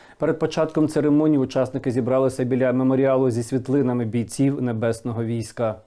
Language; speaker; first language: Ukrainian; native; Ukrainian